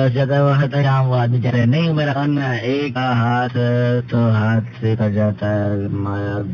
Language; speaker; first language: Urdu; native; Urdu